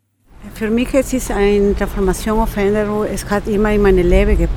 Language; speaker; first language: German; non-native, learner; Spanish